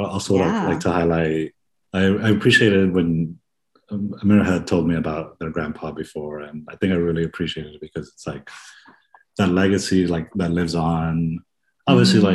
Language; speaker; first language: English; native; English